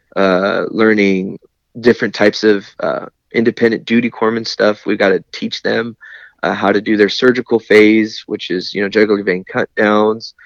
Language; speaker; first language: English; native; English